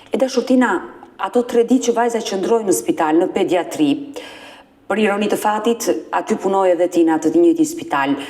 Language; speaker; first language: Albanian; native; Albanian